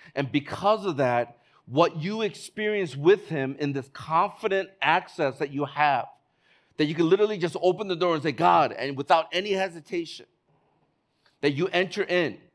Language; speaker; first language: English; native; English